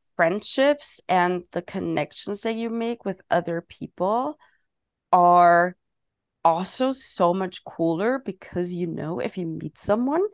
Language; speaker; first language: English; non-native, fluent; German